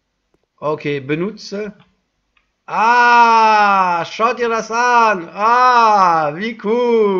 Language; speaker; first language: German; non-native, learner; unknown